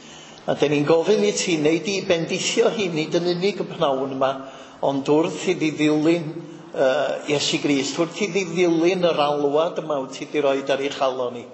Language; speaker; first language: Welsh; native; Welsh